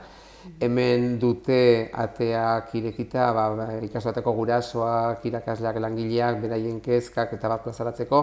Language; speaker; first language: Basque; non-native, local second language; Spanish